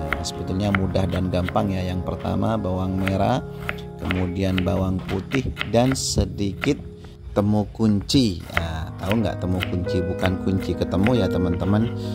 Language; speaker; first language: Indonesian; non-native, local second language; Madurese